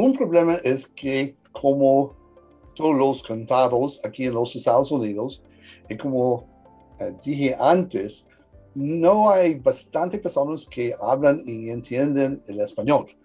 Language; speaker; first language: Spanish; early bilingual, heritage; English